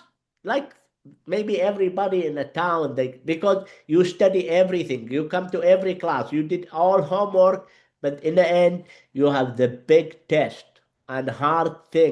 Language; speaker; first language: English; non-native, learner; Arabic